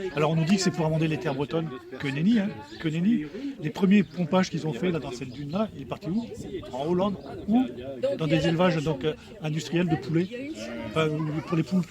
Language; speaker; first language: French; native; French